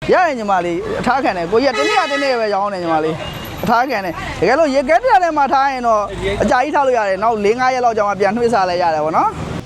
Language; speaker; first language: Burmese; native; Burmese